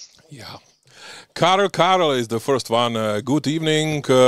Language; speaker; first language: English; non-native, learner; Czech